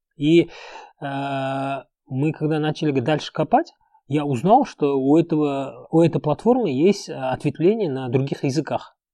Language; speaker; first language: Russian; non-native, local second language; Uzbek